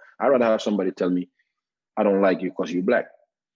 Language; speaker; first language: English; non-native, fluent; Norwegian